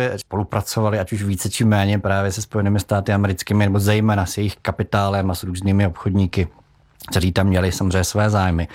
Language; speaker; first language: Czech; native; Czech